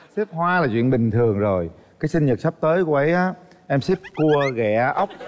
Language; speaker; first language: Vietnamese; native; Vietnamese